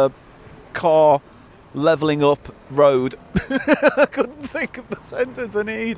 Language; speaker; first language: English; native; English